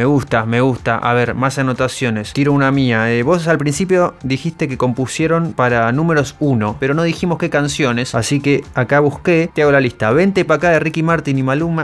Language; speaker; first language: Spanish; native; Spanish